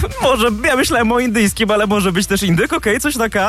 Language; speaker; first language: Polish; native; Polish